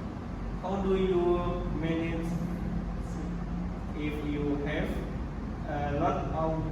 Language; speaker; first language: English; non-native, learner; Indonesian